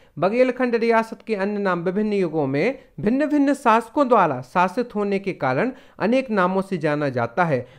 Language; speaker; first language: Hindi; native; Hindi